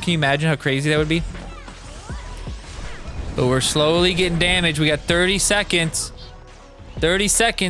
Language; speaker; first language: English; native; English